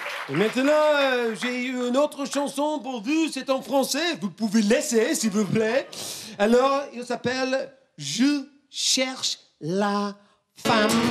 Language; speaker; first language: French; non-native, fluent; English